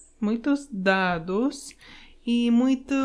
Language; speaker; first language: Portuguese; non-native, learner; English